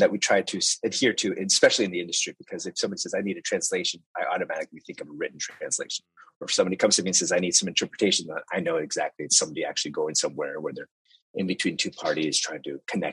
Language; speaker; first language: English; early bilingual, other home language; Spanish